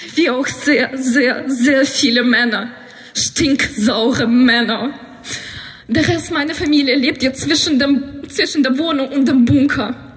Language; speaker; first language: German; non-native, fluent; Ukrainian